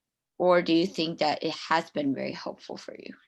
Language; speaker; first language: English; non-native, fluent; Chinese